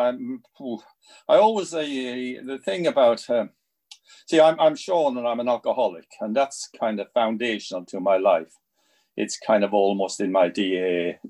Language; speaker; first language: English; native; English